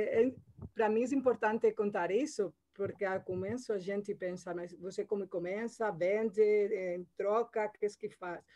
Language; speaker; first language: Portuguese; non-native, learner; Spanish